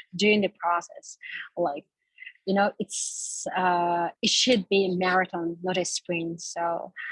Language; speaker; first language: English; non-native, fluent; Kazakh